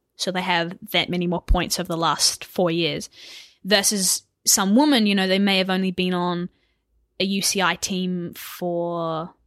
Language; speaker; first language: English; native; English